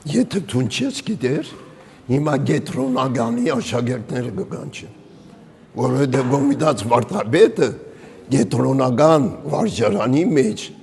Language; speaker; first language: Armenian; early bilingual, heritage; Armenian